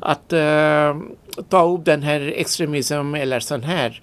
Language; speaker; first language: Swedish; non-native, fluent; Bangla